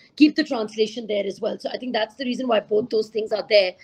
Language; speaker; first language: English; non-native, local second language; Urdu